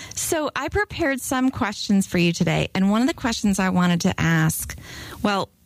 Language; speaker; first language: English; native; English